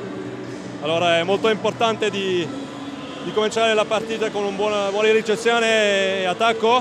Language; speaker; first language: Italian; non-native, learner; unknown